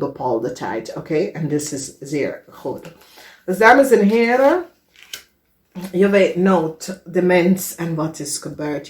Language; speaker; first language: Dutch; non-native, fluent; English